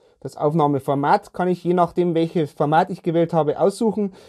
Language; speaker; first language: German; native; German